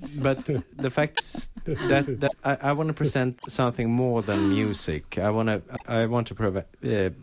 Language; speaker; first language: English; non-native, fluent; Swedish